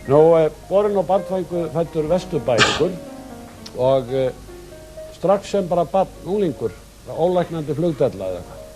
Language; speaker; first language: Icelandic; native; Icelandic